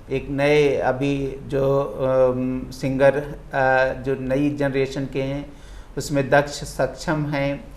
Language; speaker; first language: Hindi; native; Hindi